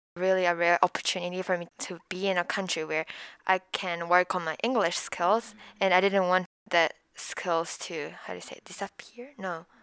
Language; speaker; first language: English; non-native, fluent; Japanese